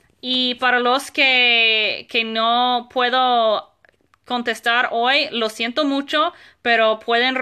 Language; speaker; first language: Spanish; non-native, fluent; English